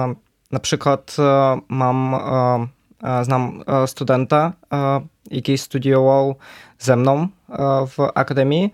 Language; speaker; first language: Polish; non-native, learner; Ukrainian